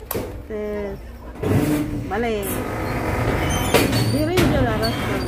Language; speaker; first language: Korean; non-native, learner; Filipino